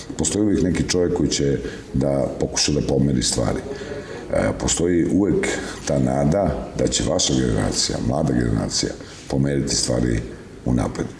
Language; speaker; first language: Serbian; native; Serbian